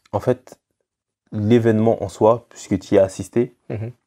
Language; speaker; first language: French; native; French